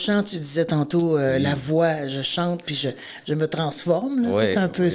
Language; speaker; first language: French; native; French